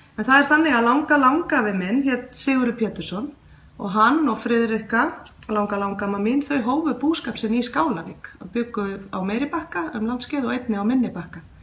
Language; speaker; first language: Icelandic; native; Icelandic